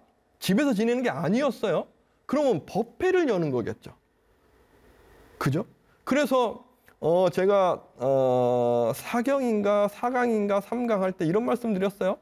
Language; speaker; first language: Korean; native; Korean